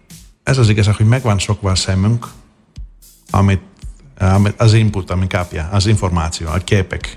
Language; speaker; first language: Hungarian; non-native, fluent; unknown